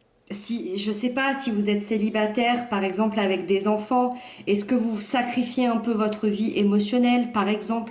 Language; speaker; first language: French; native; French